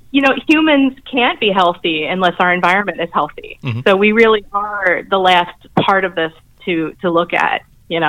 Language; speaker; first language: English; native; English